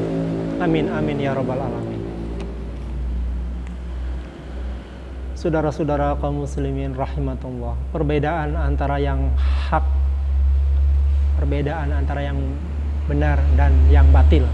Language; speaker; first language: Indonesian; native; Indonesian